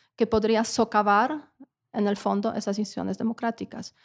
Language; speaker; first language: Spanish; non-native, fluent; Polish